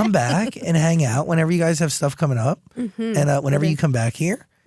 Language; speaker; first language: English; native; English